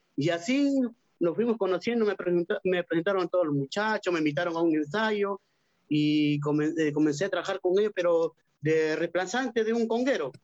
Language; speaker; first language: Spanish; native; Spanish